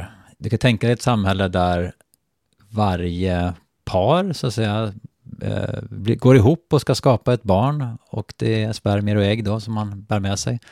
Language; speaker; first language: Swedish; native; Swedish